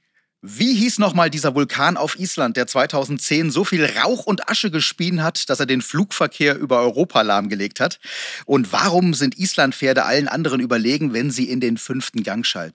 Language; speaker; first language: German; native; German